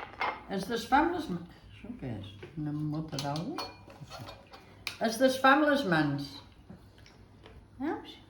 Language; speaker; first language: Catalan; native; Catalan